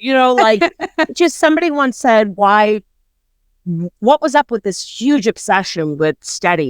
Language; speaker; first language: English; native; English